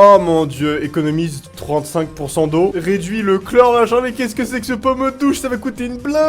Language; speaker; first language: French; native; French